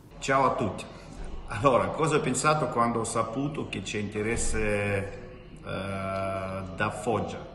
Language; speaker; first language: Italian; non-native, fluent; Russian